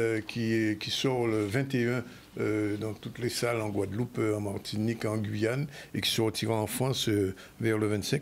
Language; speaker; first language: French; native; French